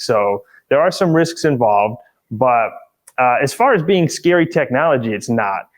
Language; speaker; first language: English; native; English